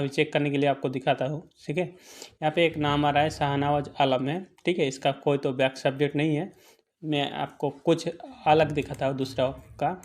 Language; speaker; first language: Hindi; non-native, local second language; Bangla